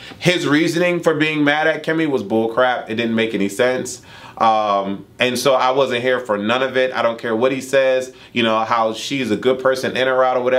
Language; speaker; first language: English; native; English